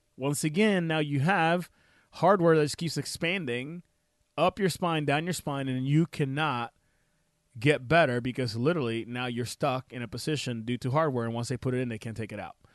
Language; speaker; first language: English; non-native, fluent; Spanish